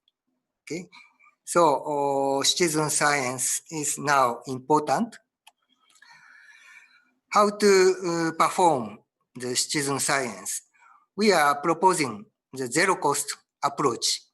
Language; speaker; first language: English; non-native, learner; Japanese